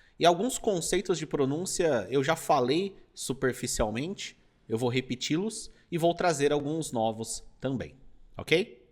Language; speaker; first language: Portuguese; native; Portuguese